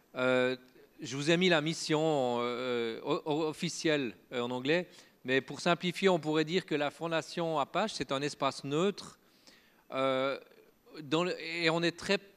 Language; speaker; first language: French; native; French